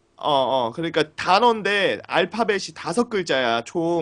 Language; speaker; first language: Korean; native; Korean